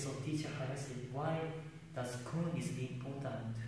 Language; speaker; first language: English; non-native, learner; Japanese